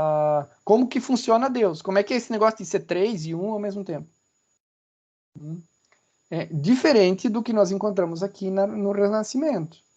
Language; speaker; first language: Portuguese; native; Portuguese